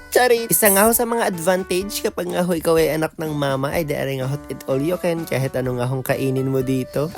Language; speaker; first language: Filipino; native; Filipino